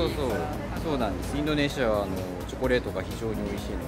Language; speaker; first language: Japanese; native; Japanese